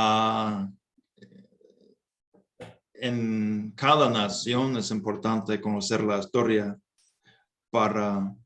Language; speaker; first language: Spanish; non-native, fluent; English